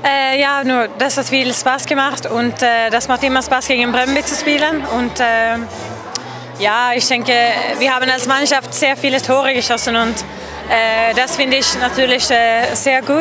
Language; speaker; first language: German; non-native, fluent; Swedish